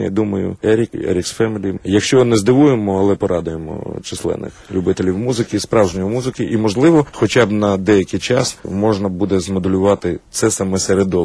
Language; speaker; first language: Ukrainian; native; Ukrainian